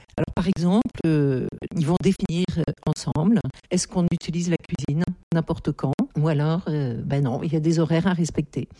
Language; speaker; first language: French; native; French